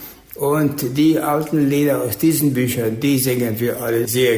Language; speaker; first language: German; early bilingual, heritage; German